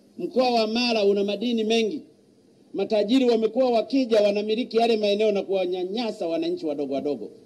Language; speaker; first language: Swahili; native; Swahili